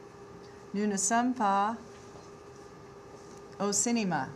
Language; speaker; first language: French; non-native, fluent; English